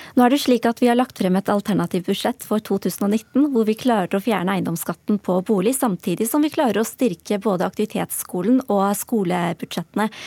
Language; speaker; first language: Norwegian; early bilingual, other home language; Urdu